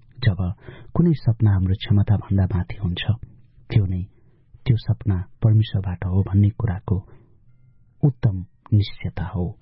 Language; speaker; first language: Nepali; native; Nepali